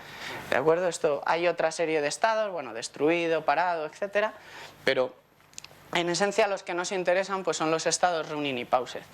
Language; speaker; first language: Spanish; native; Spanish